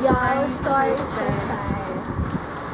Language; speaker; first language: Spanish; non-native, learner; English